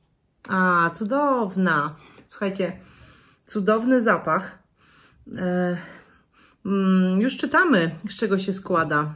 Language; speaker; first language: Polish; native; Polish